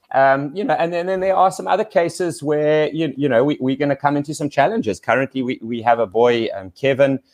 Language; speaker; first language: English; native; English